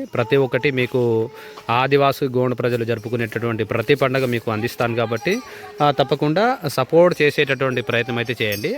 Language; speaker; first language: Telugu; non-native, local second language; Gondi